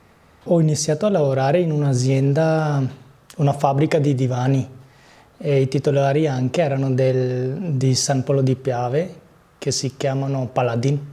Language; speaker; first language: Italian; early bilingual, other home language; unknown